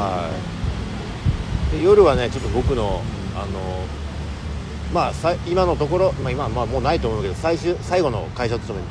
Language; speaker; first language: Japanese; native; Japanese